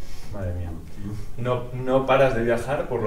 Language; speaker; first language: Spanish; native; Spanish